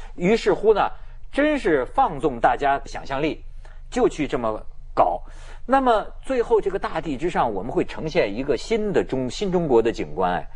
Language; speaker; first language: Chinese; native; Chinese